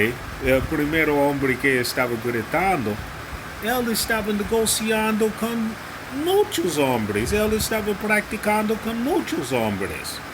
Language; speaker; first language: Spanish; non-native, learner; English